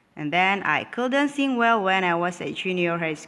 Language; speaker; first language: English; non-native, local second language; Indonesian